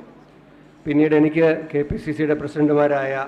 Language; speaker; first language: Malayalam; native; Malayalam